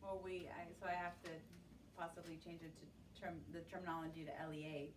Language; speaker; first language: English; native; English